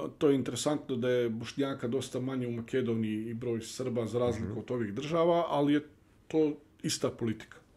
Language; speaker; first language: Bosnian; early bilingual, heritage; Bosnian